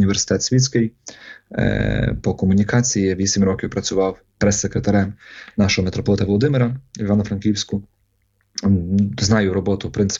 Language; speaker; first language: Ukrainian; native; Ukrainian